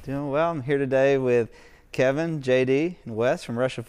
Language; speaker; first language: English; native; English